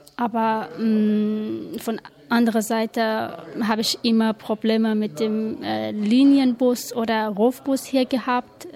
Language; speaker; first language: German; non-native, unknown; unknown